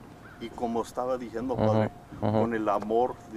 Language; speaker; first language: Spanish; early bilingual, heritage; English